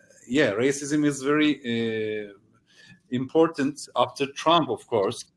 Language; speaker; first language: English; non-native, learner; Turkish